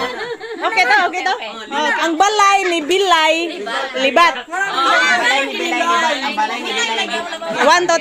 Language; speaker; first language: Cebuano; native; Cebuano